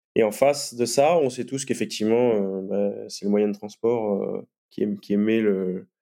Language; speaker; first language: French; native; French